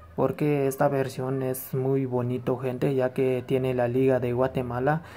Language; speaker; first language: Spanish; native; Spanish